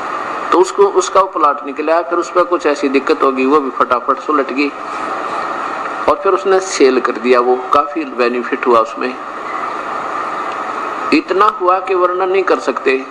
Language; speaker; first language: Hindi; non-native, local second language; Haryanvi